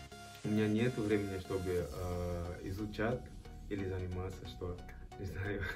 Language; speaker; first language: Russian; non-native, learner; Portuguese